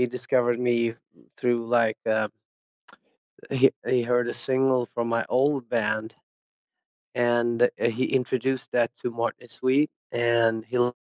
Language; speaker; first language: English; non-native, fluent; Swedish